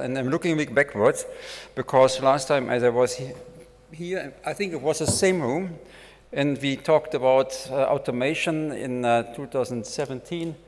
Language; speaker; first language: English; non-native, fluent; German